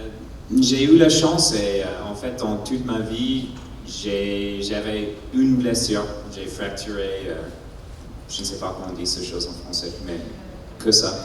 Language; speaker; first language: French; non-native, learner; English